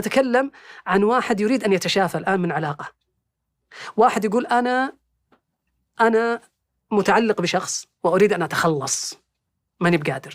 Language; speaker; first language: Arabic; native; Arabic